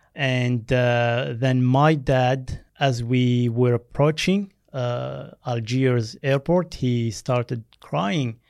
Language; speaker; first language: English; non-native, fluent; Berber languages